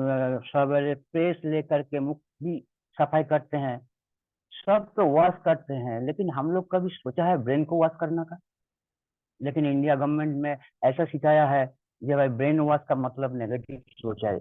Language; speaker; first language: Hindi; non-native, local second language; Bangla